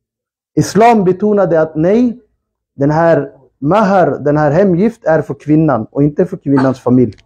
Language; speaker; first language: Swedish; early bilingual, other home language; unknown